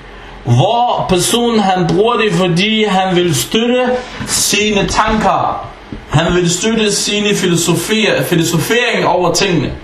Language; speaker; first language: Danish; early bilingual, other home language; Arabic